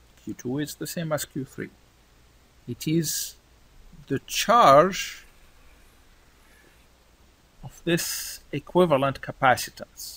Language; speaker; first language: English; non-native, fluent; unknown